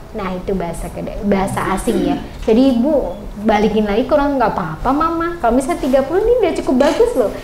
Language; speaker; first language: Indonesian; native; Indonesian